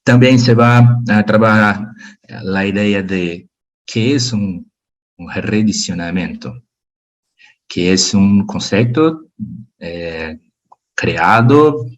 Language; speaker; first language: Spanish; non-native, learner; Portuguese